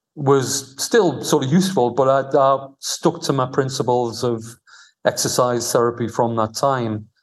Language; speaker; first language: English; native; English